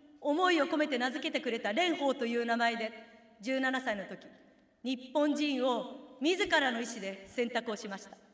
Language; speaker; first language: Japanese; native; Japanese